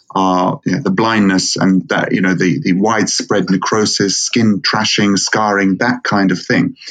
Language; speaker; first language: English; non-native, fluent; Arabic